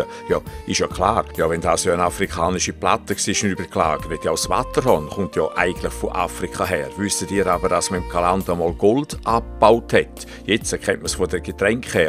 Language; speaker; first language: German; native; German